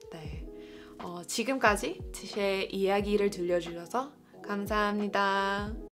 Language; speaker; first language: Korean; non-native, fluent; English